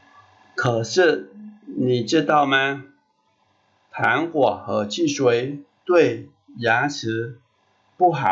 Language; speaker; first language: Chinese; non-native, fluent; Khmer